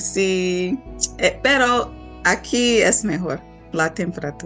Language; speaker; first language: Spanish; non-native, learner; English